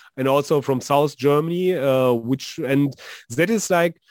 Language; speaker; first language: English; non-native, fluent; German